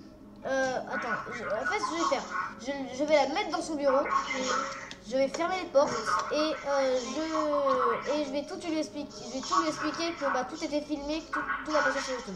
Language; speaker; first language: French; native; French